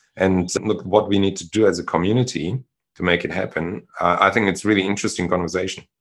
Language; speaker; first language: English; non-native, fluent; German